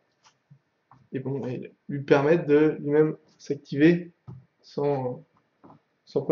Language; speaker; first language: French; native; French